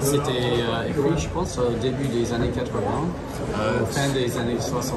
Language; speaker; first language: French; non-native, fluent; English